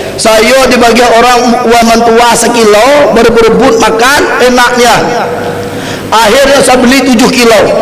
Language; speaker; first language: Malay; native; Malay